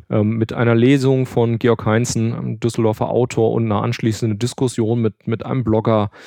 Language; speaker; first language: German; native; German